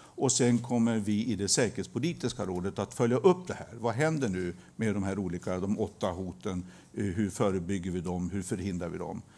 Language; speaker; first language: Swedish; native; Swedish